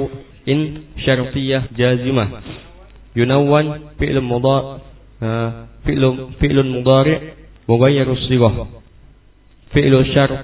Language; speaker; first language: Arabic; non-native, learner; Indonesian